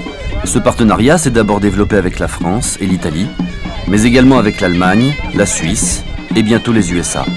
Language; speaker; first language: French; native; French